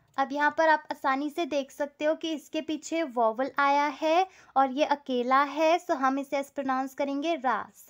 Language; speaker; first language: Hindi; native; Hindi